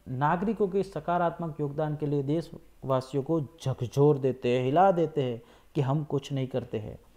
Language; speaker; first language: Hindi; non-native, local second language; Gujarati